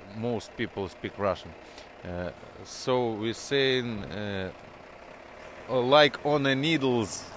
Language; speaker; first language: English; non-native, fluent; Norwegian